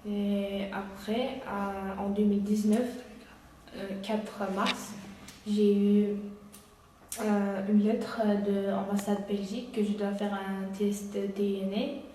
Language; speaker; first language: French; non-native, learner; Uyghur